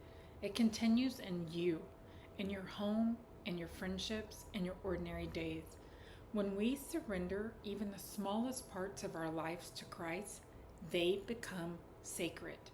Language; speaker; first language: English; native; English